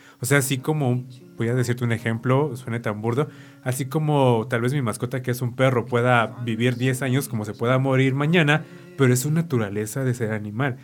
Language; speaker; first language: Spanish; native; Spanish